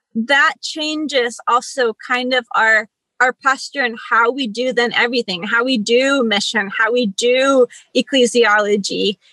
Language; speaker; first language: English; early bilingual, other home language; Spanish